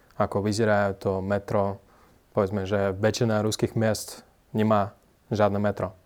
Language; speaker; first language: Slovak; non-native, fluent; Russian